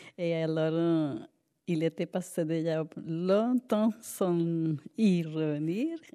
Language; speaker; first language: French; non-native, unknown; Spanish